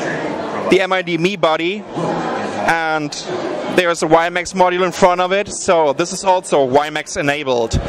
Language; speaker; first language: English; non-native, fluent; German